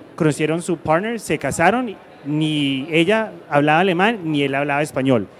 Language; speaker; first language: Spanish; early bilingual, heritage; Spanish